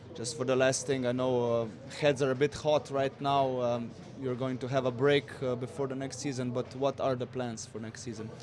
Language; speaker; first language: English; non-native, fluent; Slovenian